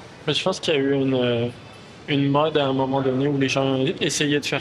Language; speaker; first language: French; native; French